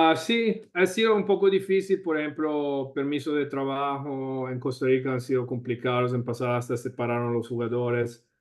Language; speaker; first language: Spanish; non-native, fluent; Italian